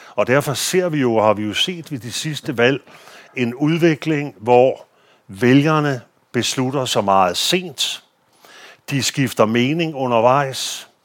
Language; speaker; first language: Danish; native; Danish